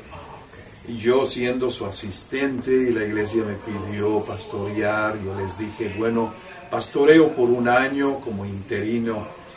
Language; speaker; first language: Spanish; early bilingual, heritage; Spanish